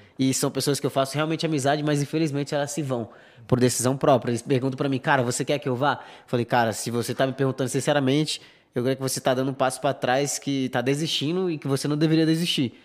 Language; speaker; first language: Portuguese; native; Portuguese